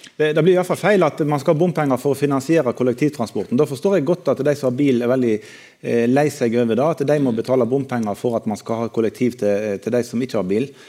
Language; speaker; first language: Norwegian; native; Norwegian